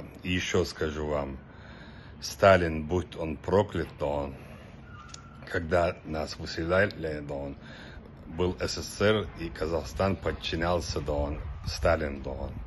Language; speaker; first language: Russian; non-native, local second language; Chechen